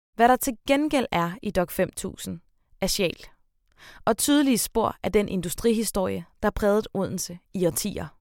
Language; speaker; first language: Danish; native; Danish